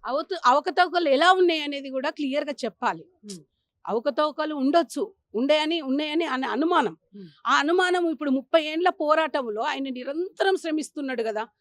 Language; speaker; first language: Telugu; native; Telugu